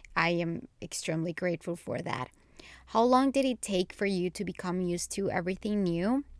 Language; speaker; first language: English; non-native, fluent; Spanish